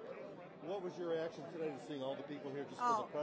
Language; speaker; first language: English; native; English